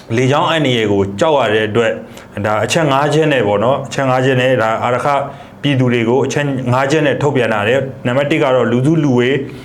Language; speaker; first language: Burmese; native; Burmese